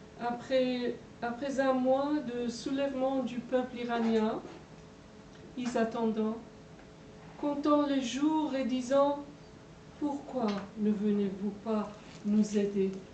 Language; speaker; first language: French; non-native, fluent; Persian